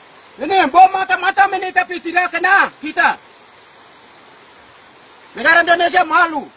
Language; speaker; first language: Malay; non-native, local second language; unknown